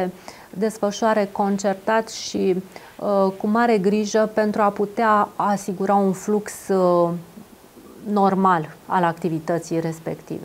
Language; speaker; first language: Romanian; native; Romanian